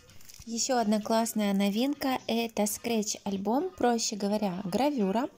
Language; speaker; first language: Russian; native; Russian